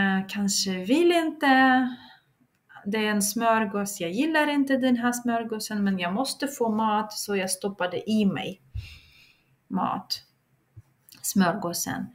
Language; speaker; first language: Swedish; non-native, fluent; Russian